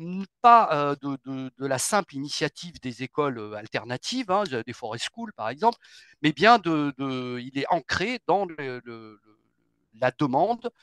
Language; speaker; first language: French; native; French